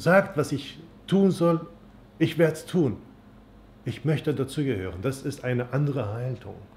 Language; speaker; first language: German; non-native, fluent; Turkish